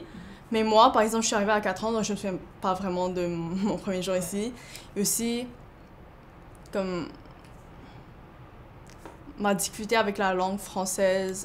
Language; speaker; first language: French; early bilingual, other home language; Chinese